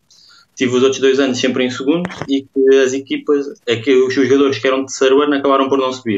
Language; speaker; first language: Portuguese; native; Portuguese